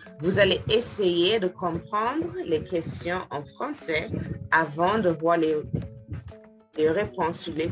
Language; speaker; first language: French; non-native, fluent; English